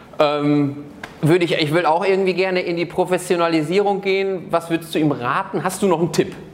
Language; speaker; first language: German; native; German